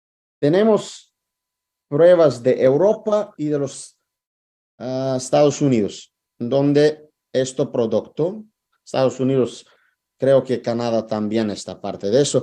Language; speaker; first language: Spanish; non-native, fluent; Italian